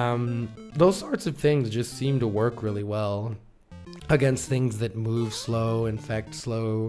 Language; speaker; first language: English; native; English